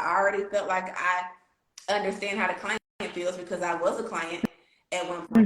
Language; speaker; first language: English; native; English